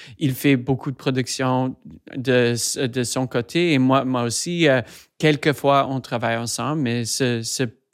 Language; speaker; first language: French; non-native, fluent; English